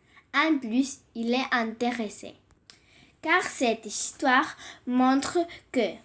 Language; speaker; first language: French; non-native, learner; Catalan